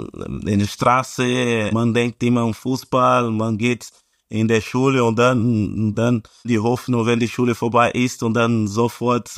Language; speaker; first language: German; non-native, fluent; Portuguese